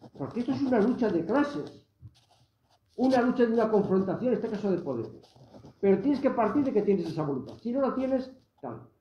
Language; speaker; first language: Spanish; native; Spanish